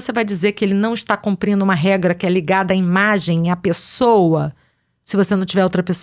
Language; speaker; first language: Portuguese; native; Portuguese